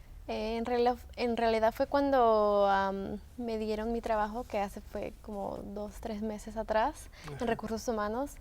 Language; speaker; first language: Spanish; early bilingual, heritage; Spanish